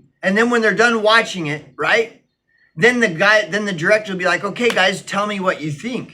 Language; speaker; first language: English; native; English